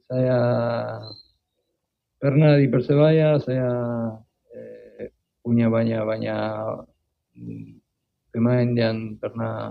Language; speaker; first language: Indonesian; non-native, fluent; Spanish